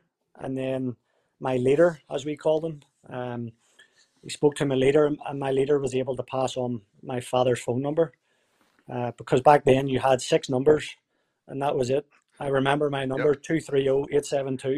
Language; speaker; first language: English; native; English